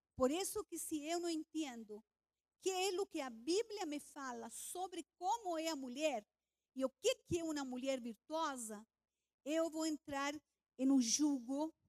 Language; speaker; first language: Portuguese; non-native, fluent; Spanish